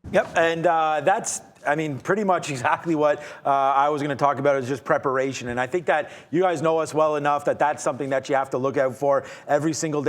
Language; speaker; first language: English; native; English